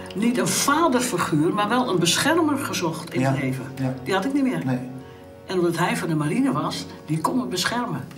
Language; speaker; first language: Dutch; native; Dutch